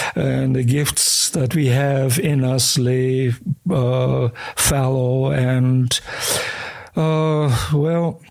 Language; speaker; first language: English; early bilingual, other home language; German